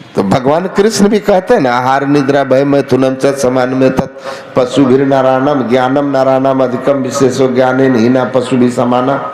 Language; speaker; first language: Hindi; native; Hindi